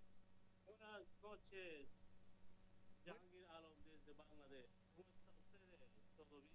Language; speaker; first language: Spanish; non-native, fluent; Bangla